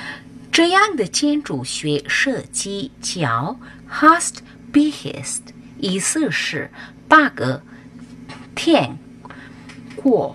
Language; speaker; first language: Chinese; non-native, fluent; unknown